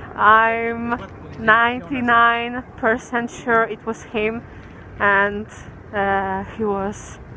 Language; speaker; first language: English; non-native, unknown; Polish